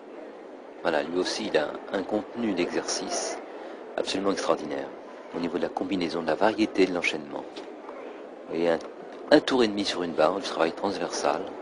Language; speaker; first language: French; native; French